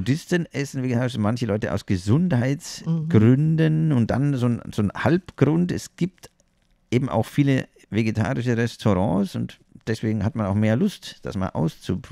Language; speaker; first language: German; native; German